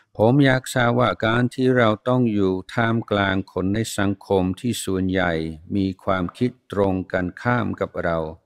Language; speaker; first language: Thai; non-native, fluent; English